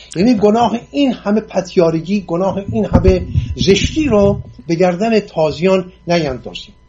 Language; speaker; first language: Persian; non-native, local second language; Assyrian Neo-Aramaic